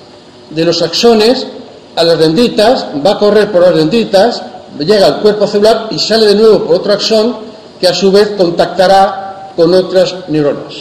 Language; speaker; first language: Spanish; native; Spanish